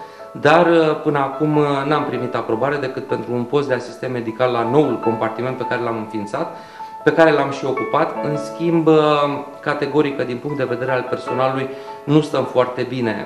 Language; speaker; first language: Romanian; native; Romanian